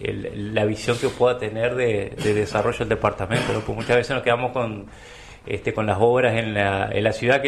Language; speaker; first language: Spanish; native; Spanish